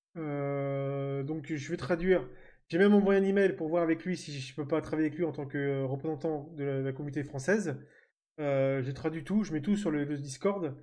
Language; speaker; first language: French; native; French